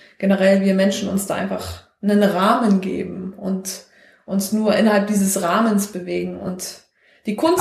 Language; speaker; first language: German; native; German